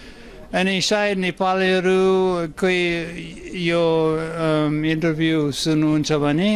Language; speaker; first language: Nepali; non-native, fluent; German